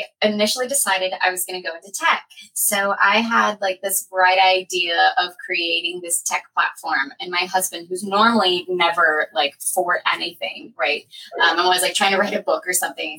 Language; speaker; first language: English; native; English